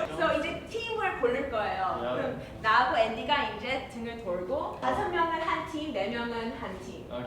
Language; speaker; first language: Korean; early bilingual, heritage; English